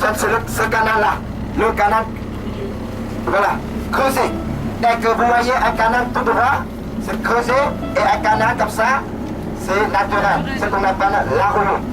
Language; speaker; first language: French; non-native, learner; Vietnamese